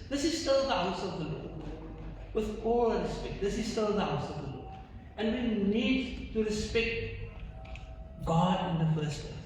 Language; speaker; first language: English; non-native, local second language; Afrikaans